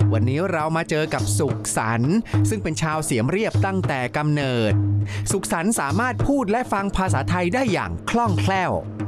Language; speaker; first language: Thai; native; Thai